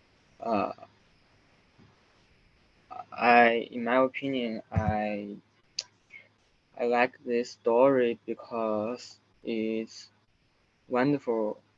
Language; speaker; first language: English; non-native, learner; Chinese